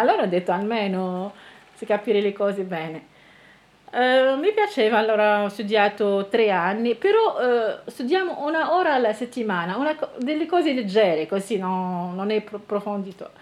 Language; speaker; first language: Italian; non-native, learner; Arabic